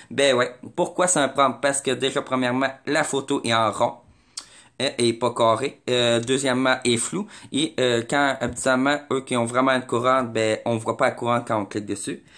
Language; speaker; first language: French; native; French